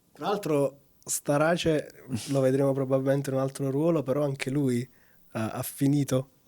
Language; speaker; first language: Italian; native; Italian